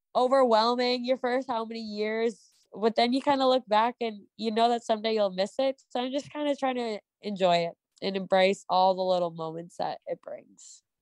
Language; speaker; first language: English; native; English